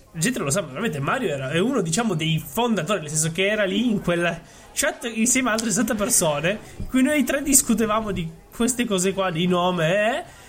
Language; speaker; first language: Italian; native; Italian